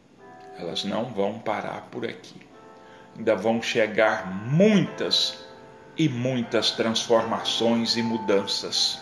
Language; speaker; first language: Portuguese; native; Portuguese